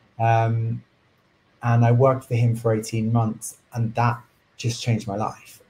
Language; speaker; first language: English; native; English